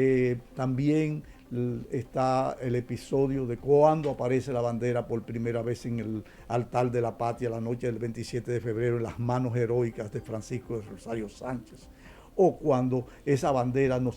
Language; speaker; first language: Spanish; native; Spanish